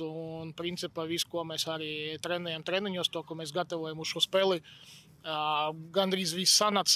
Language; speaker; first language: Latvian; non-native, local second language; Russian